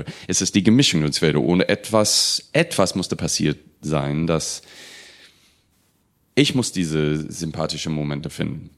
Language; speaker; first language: German; non-native, fluent; English